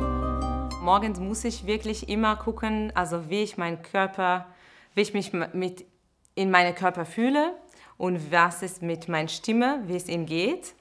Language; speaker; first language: German; non-native, fluent; Hebrew